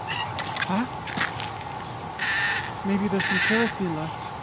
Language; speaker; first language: English; native; English